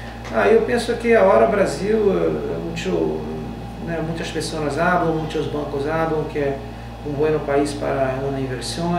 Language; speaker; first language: Portuguese; non-native, learner; Spanish